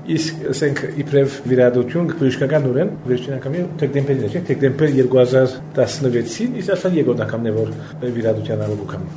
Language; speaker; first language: Armenian; early bilingual, heritage; Armenian